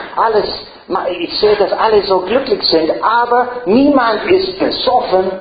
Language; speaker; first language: German; non-native, fluent; English